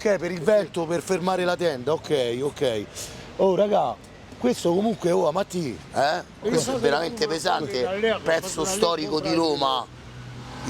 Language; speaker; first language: Italian; native; Italian